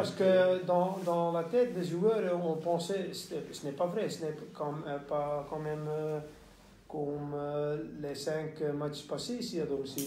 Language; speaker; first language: French; non-native, local second language; Dutch